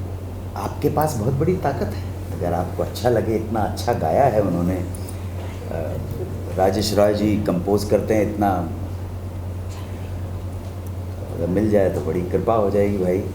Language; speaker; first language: Hindi; native; Hindi